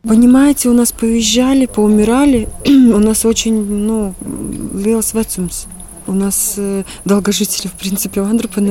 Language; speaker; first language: Russian; non-native, local second language; Latvian